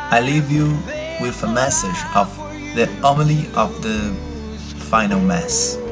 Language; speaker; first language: English; non-native, learner; Portuguese